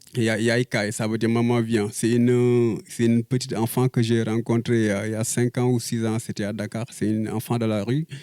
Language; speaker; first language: French; non-native, local second language; Wolof